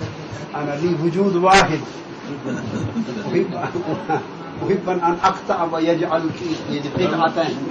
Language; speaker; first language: Arabic; non-native, learner; Urdu